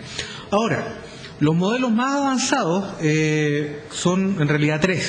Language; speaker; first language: Spanish; native; Spanish